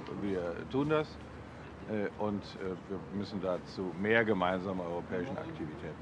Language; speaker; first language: German; native; German